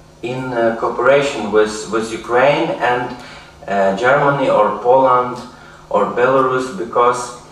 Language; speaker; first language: English; non-native, learner; Ukrainian